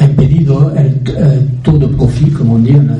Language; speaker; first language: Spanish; non-native, fluent; French